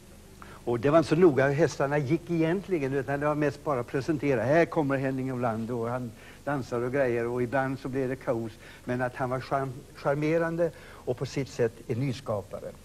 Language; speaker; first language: Swedish; native; Swedish